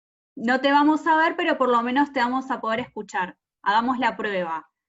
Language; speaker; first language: Spanish; native; Spanish